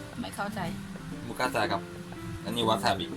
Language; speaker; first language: Thai; non-native, learner; Japanese